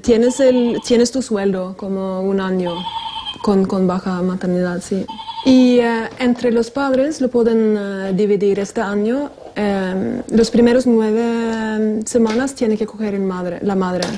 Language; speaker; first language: Spanish; non-native, fluent; Norwegian